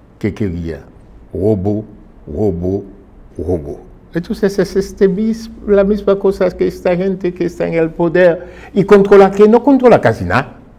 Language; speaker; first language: Spanish; non-native, fluent; Haitian Creole